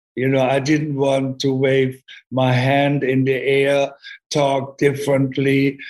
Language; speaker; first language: English; non-native, fluent; German